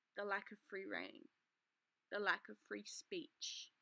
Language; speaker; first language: English; native; English